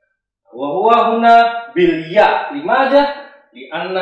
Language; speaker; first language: Arabic; non-native, fluent; Indonesian